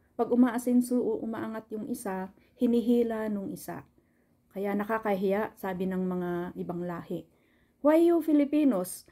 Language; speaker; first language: Filipino; non-native, local second language; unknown